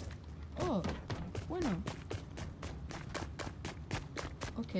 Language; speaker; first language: Spanish; non-native, learner; English